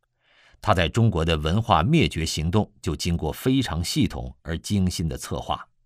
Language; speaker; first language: Chinese; native; Chinese